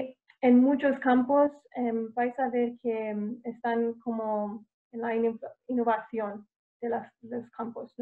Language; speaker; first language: Spanish; non-native, fluent; English